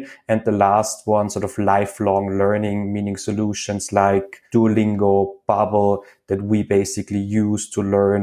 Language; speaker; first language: English; non-native, fluent; German